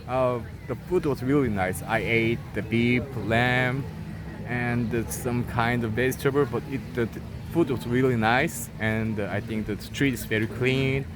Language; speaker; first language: English; non-native, fluent; Korean